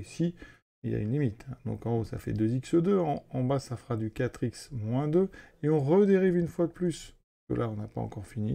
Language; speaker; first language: French; native; French